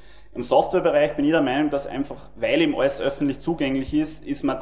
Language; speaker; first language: German; native; German